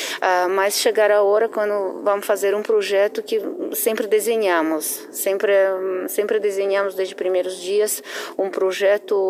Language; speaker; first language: Portuguese; non-native, fluent; Russian